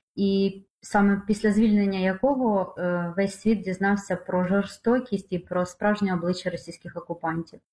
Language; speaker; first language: Ukrainian; native; Ukrainian